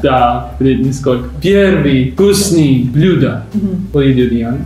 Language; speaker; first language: Russian; non-native, learner; English